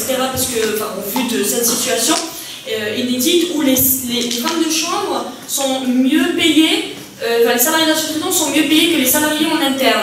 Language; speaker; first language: French; native; French